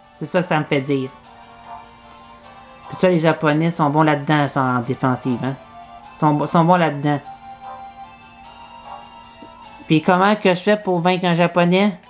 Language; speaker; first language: French; native; French